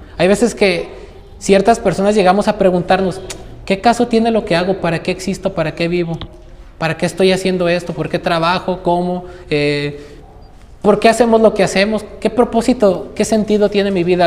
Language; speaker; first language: Spanish; native; Spanish